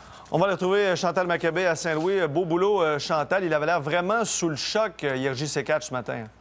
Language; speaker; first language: French; native; French